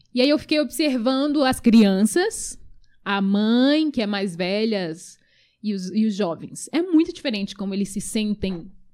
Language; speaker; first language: Portuguese; early bilingual, other home language; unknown